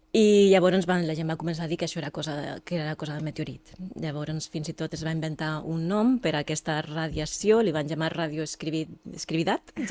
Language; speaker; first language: Catalan; non-native, local second language; Spanish